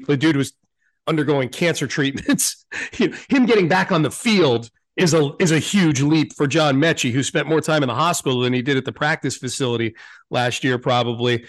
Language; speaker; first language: English; native; English